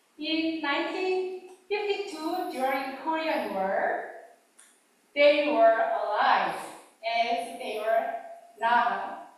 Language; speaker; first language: English; non-native, learner; Korean